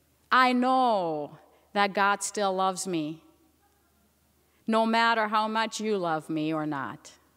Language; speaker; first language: English; non-native, fluent; German